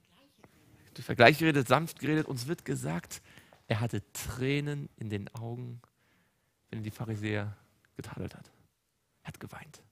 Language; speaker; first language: German; native; German